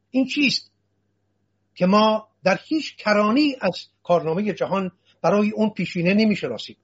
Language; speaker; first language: Persian; non-native, local second language; Assyrian Neo-Aramaic